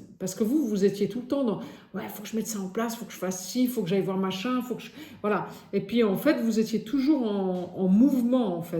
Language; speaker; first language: French; native; French